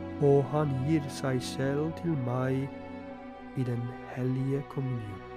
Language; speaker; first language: Norwegian; non-native, fluent; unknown